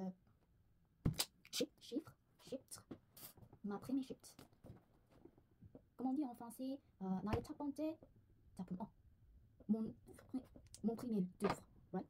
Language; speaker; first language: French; non-native, learner; Korean